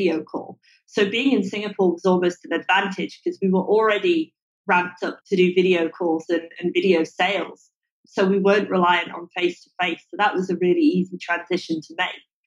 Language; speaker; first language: English; native; English